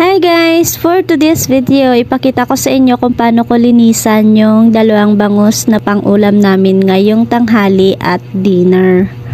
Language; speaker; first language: Filipino; non-native, local second language; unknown